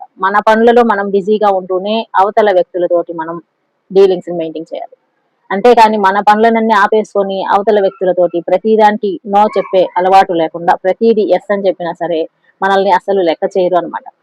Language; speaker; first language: Telugu; native; Telugu